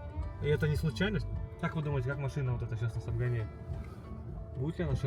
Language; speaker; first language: Russian; native; Russian